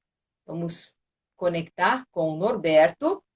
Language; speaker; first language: Portuguese; native; Portuguese